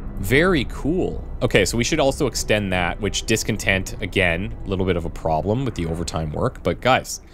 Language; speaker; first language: English; native; English